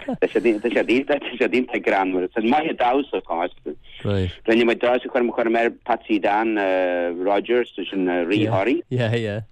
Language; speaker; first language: Irish; native; Irish